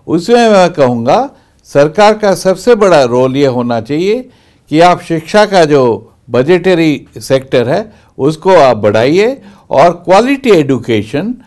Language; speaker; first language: Hindi; non-native, local second language; Bangla